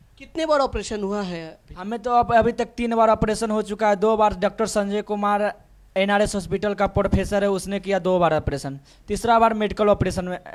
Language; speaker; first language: Hindi; native; Hindi